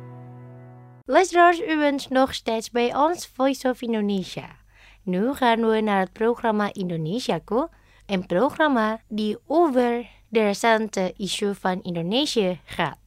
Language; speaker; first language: Dutch; non-native, fluent; Indonesian